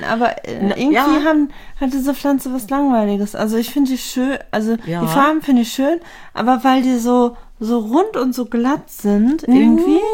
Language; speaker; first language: German; native; German